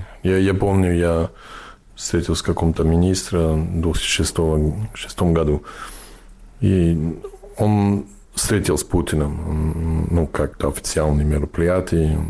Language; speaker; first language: Russian; non-native, fluent; English